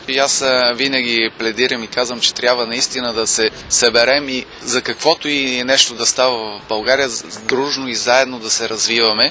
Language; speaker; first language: Bulgarian; non-native, fluent; German